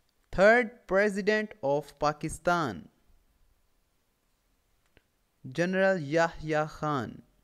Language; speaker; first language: English; non-native, local second language; Urdu